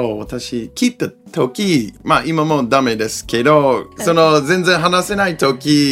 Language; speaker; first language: Japanese; non-native, learner; English